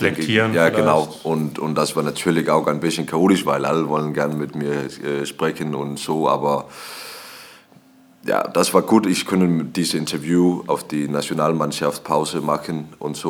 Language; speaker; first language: German; non-native, learner; Danish